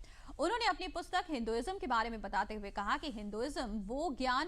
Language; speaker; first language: Hindi; native; Hindi